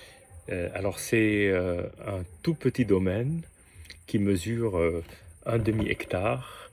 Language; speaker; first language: French; native; French